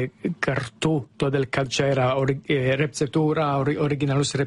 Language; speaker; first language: Lithuanian; non-native, learner; Italian